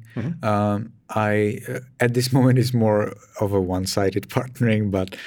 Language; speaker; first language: English; non-native, fluent; Czech